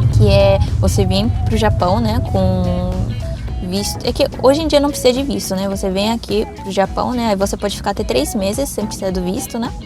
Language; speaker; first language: Portuguese; early bilingual, other home language; Japanese